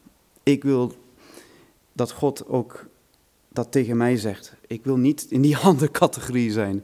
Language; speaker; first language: Dutch; non-native, fluent; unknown